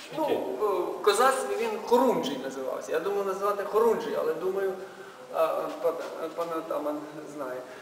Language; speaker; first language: Ukrainian; native; Ukrainian